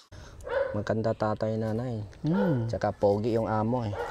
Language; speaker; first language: Filipino; non-native, learner; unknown